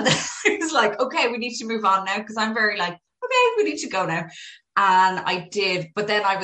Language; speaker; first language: English; native; English